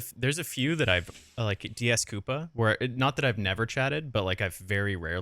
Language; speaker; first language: English; native; English